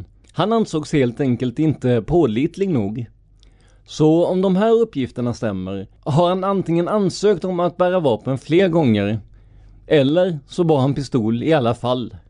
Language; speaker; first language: Swedish; native; Swedish